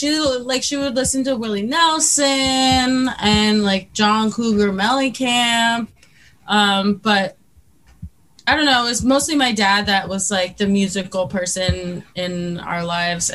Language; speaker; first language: English; native; English